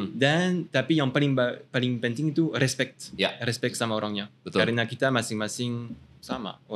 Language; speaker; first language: Indonesian; non-native, fluent; French